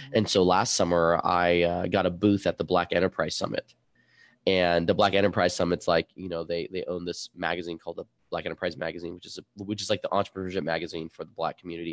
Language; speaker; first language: English; early bilingual, other home language; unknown